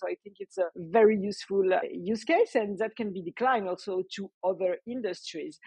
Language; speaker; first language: English; non-native, fluent; French